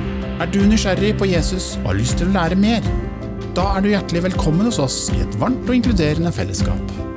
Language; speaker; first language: Norwegian; native; Norwegian